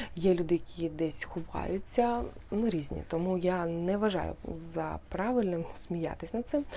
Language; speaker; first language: Ukrainian; non-native, local second language; Russian